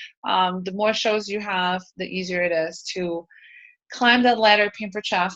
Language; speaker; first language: English; native; English